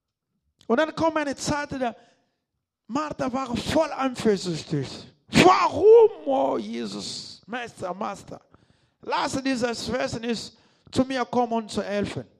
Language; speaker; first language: German; non-native, learner; Lingala